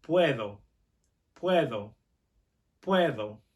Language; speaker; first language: Spanish; non-native, fluent; English